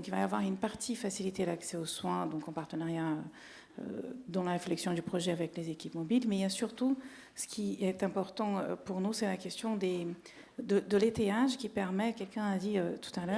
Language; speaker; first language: French; native; French